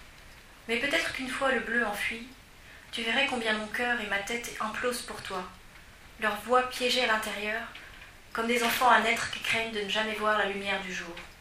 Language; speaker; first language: French; native; French